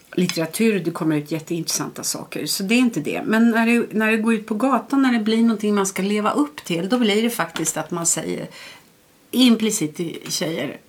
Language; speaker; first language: Swedish; early bilingual, other home language; Estonian